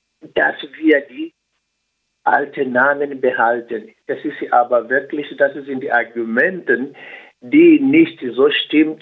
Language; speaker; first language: German; non-native, learner; Swahili